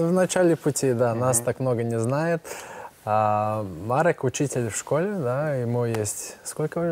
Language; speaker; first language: Russian; non-native, local second language; Latvian